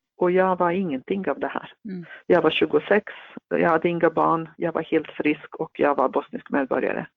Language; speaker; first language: Swedish; non-native, fluent; Bosnian